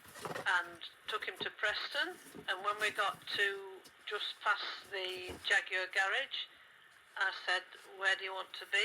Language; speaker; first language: English; native; English